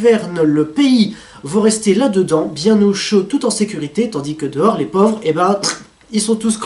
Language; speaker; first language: French; native; French